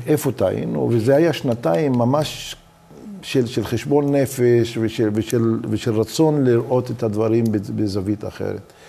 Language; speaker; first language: Hebrew; non-native, local second language; Arabic